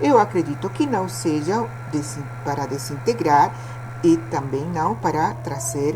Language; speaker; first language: Portuguese; non-native, fluent; Spanish